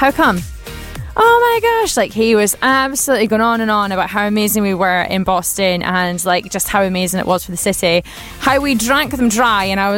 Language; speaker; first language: English; native; English